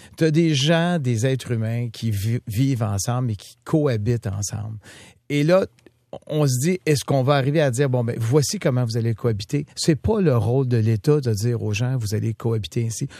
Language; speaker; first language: French; native; French